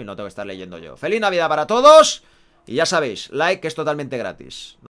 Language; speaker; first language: Spanish; native; Spanish